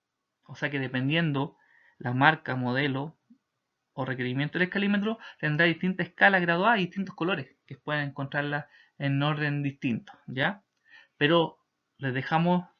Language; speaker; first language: Spanish; native; Spanish